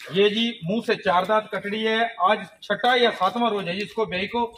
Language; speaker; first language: Hindi; native; Hindi